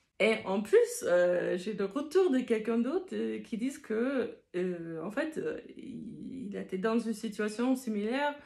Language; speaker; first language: French; non-native, fluent; English